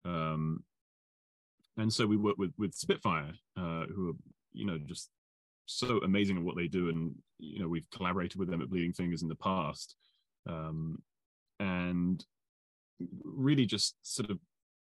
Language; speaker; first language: English; native; English